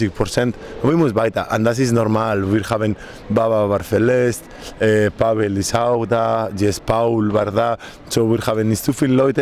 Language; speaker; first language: German; non-native, learner; Spanish